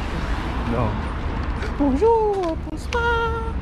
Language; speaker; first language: French; non-native, learner; English